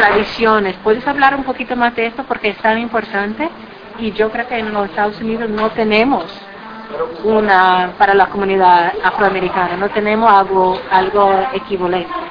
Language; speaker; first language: Spanish; non-native, fluent; English